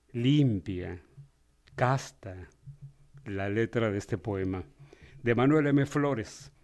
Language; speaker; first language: Spanish; native; Spanish